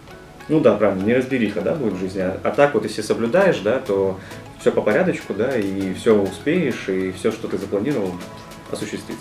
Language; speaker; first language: Russian; native; Russian